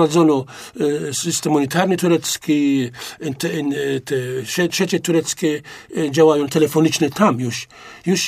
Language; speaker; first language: Polish; non-native, fluent; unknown